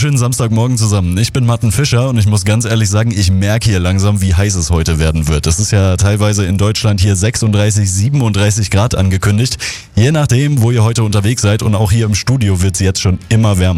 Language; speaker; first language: German; native; German